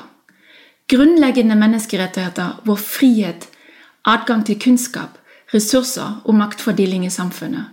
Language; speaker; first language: Norwegian; non-native, fluent; German